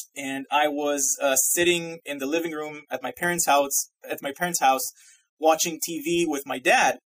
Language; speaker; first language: English; non-native, fluent; Hebrew